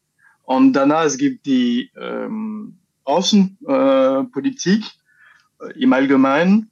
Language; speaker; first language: German; non-native, fluent; French